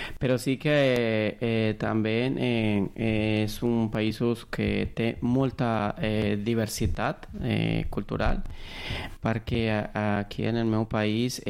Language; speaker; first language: Catalan; non-native, learner; Spanish